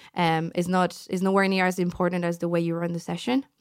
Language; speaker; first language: English; non-native, fluent; French